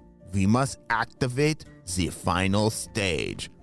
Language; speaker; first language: English; native; English